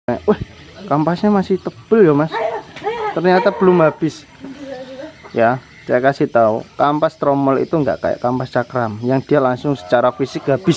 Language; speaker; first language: Indonesian; native; Indonesian